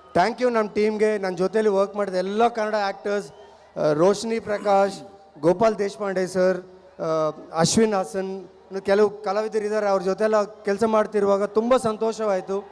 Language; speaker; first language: Kannada; non-native, local second language; Telugu